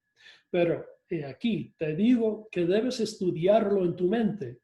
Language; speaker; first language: Spanish; non-native, fluent; English